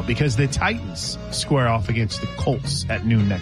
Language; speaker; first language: English; native; English